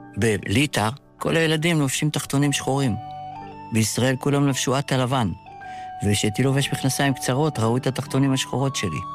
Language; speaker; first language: Hebrew; early bilingual, other home language; Yiddish